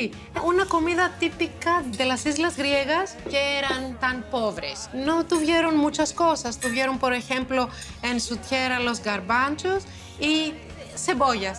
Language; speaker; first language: Spanish; non-native, fluent; Greek